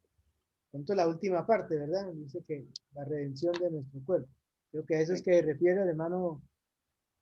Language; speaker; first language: Spanish; native; Spanish